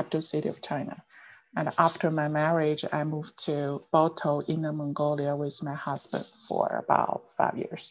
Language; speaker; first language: English; non-native, fluent; Chinese